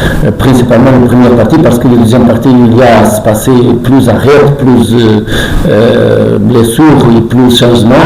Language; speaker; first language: French; non-native, learner; Portuguese